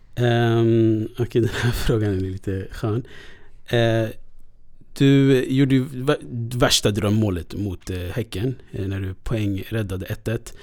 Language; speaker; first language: Swedish; native; Swedish